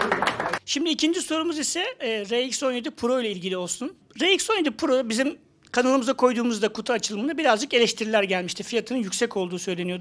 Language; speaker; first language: Turkish; native; Turkish